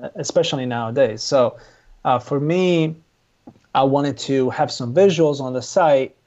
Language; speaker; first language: English; non-native, fluent; Italian